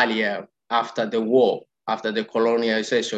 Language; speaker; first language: English; non-native, local second language; Somali